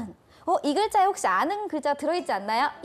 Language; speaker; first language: Korean; native; Korean